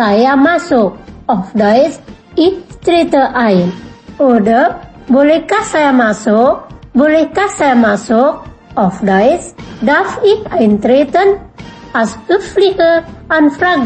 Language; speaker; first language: German; non-native, fluent; Indonesian